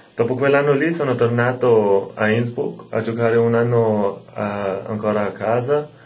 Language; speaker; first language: Italian; non-native, fluent; German